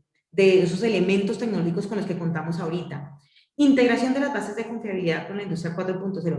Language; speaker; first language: Spanish; native; Spanish